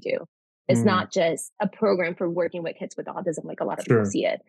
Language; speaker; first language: English; non-native, fluent; Spanish